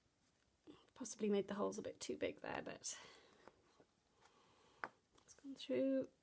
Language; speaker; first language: English; native; English